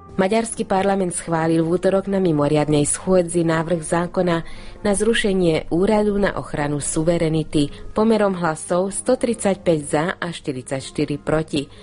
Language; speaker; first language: Slovak; non-native, local second language; Hungarian